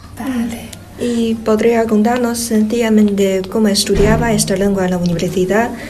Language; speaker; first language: Spanish; non-native, fluent; Chinese